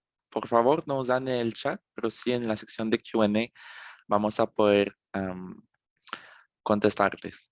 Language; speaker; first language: Spanish; non-native, fluent; French